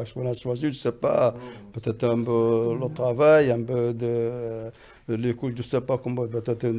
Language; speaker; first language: French; non-native, learner; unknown